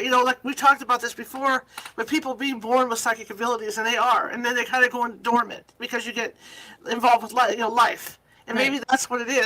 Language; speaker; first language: English; native; English